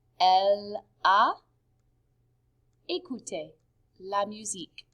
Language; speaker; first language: French; non-native, fluent; English